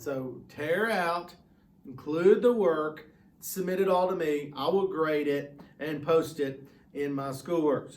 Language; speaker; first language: English; native; English